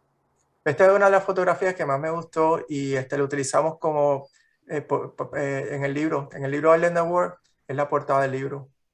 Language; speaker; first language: Spanish; native; Spanish